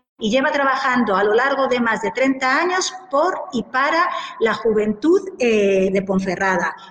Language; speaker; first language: Spanish; native; Spanish